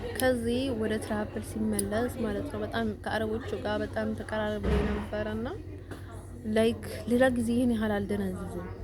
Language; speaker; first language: Amharic; native; Amharic